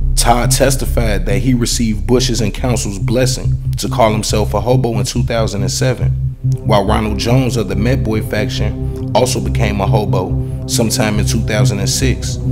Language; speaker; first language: English; native; English